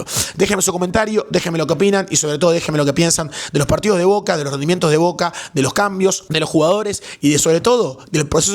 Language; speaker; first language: Spanish; native; Spanish